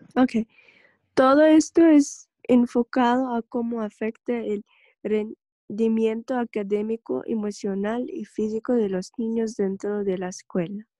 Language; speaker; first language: Spanish; non-native, learner; Russian